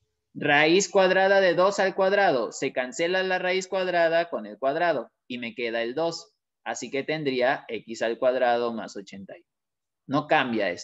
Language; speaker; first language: Spanish; native; Spanish